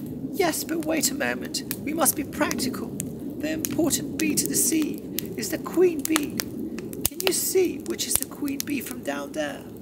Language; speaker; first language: English; early bilingual, heritage; English